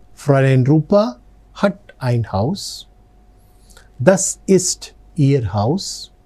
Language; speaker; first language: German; non-native, fluent; Telugu